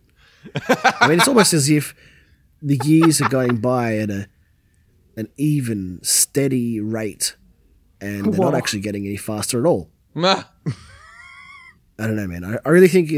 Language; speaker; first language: English; native; English